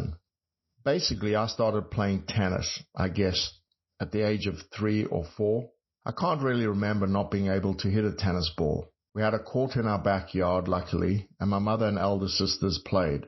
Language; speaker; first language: English; native; English